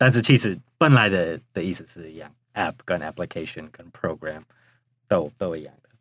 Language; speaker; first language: Chinese; non-native, fluent; English